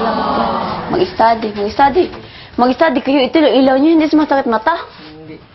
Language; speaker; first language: Filipino; non-native, local second language; Cebuano